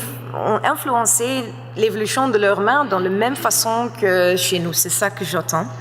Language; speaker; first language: French; non-native, fluent; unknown